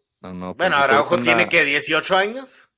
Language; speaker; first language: Spanish; native; Spanish